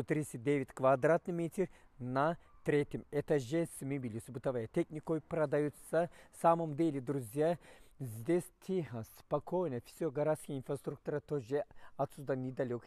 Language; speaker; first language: Russian; non-native, fluent; Turkish